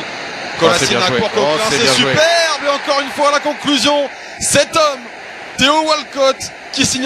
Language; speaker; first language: French; native; French